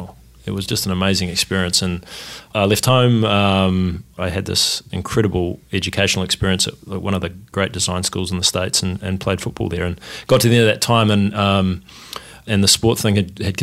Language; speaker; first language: English; native; English